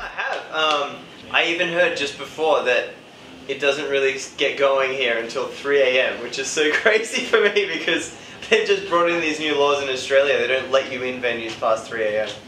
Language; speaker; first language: English; native; English